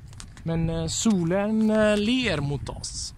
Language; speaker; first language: Swedish; non-native, fluent; Italian